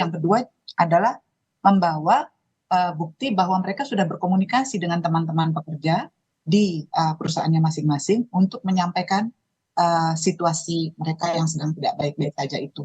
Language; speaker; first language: Indonesian; native; Indonesian